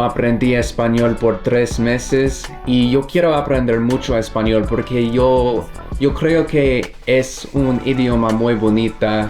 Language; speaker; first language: Spanish; non-native, learner; English